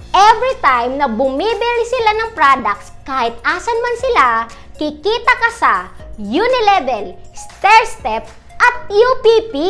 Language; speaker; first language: Filipino; non-native, local second language; Bikol